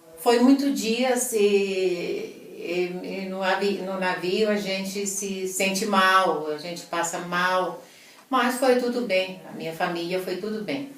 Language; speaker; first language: Portuguese; non-native, fluent; Italian